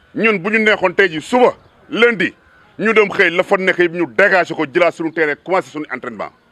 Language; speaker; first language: Wolof; native; Wolof